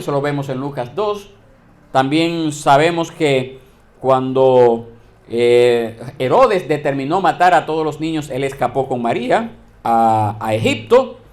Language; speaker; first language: Spanish; native; Spanish